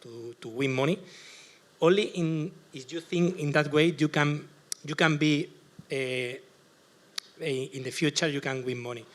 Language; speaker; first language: English; non-native, learner; Spanish